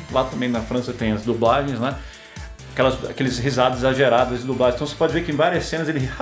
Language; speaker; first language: Portuguese; non-native, fluent; French